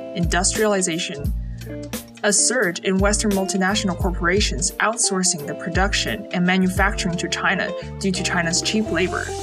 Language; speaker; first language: English; early bilingual, other home language; Chinese